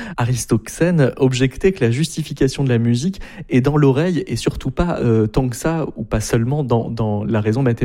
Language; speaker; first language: French; native; French